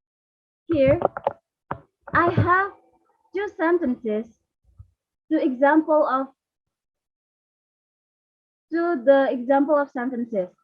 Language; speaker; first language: English; non-native, learner; Indonesian